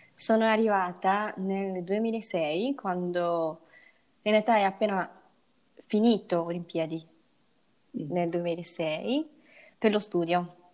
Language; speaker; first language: Italian; non-native, fluent; Japanese